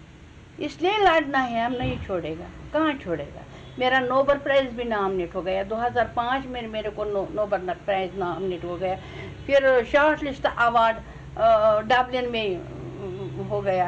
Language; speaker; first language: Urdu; non-native, local second language; Kashmiri